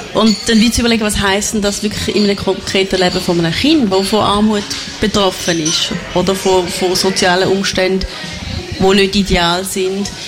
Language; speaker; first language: German; native; German